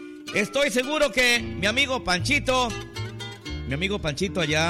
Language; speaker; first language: Spanish; native; Spanish